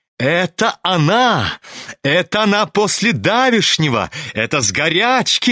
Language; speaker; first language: Russian; native; Russian